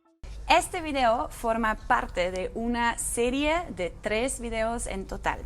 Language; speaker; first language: Spanish; non-native, fluent; German